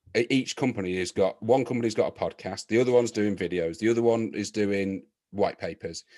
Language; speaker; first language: English; native; English